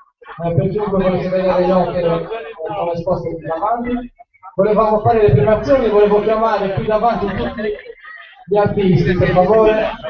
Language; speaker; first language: Italian; native; Italian